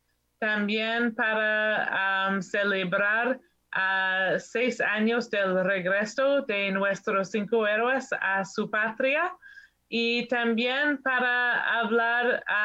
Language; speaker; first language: Spanish; non-native, fluent; English